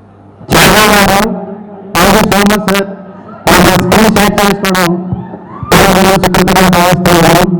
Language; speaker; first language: Telugu; native; Telugu